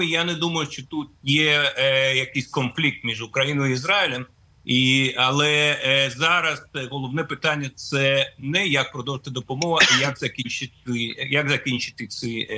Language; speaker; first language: Ukrainian; non-native, fluent; Russian